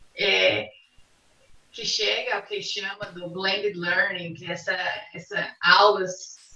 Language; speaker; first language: Portuguese; non-native, fluent; English